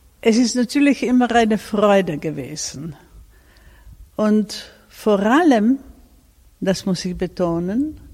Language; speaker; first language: German; non-native, fluent; Serbian